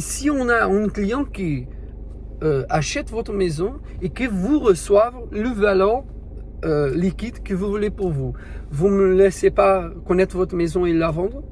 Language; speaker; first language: French; non-native, learner; Portuguese